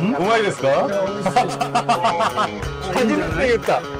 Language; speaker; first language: Japanese; non-native, learner; Korean